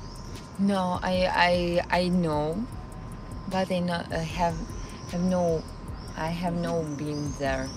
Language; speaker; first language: English; non-native, learner; Russian